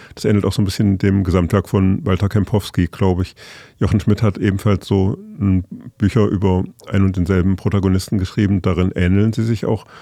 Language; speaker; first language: German; native; German